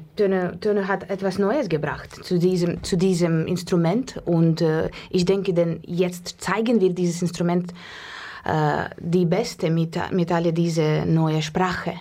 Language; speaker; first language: German; non-native, fluent; Russian